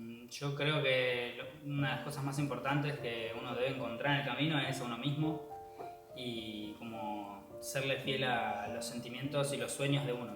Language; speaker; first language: Spanish; native; Spanish